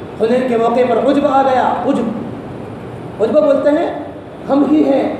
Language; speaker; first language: Urdu; non-native, local second language; Gujarati